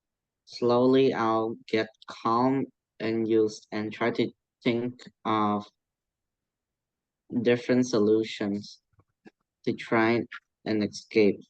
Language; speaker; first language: English; non-native, learner; Khmer